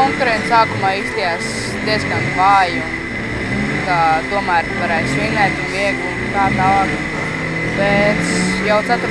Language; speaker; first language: Latvian; native; Latvian